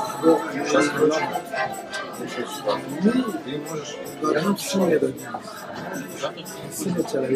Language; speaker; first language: Russian; non-native, learner; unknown